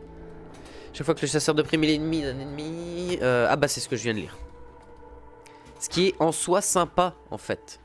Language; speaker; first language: French; native; French